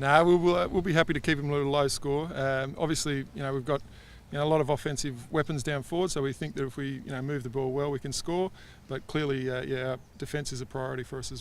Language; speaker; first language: English; native; English